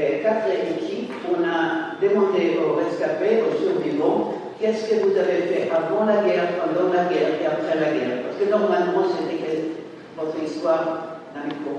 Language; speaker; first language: French; non-native, fluent; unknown